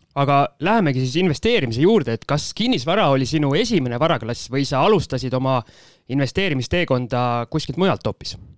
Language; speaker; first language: Estonian; native; Estonian